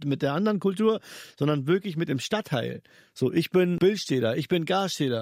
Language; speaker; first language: German; early bilingual, other home language; Albanian